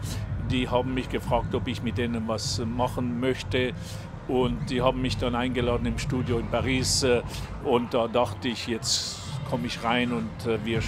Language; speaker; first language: German; non-native, local second language; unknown